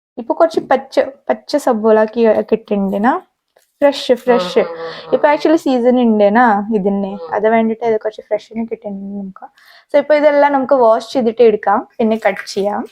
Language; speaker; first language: Malayalam; non-native, learner; Hindi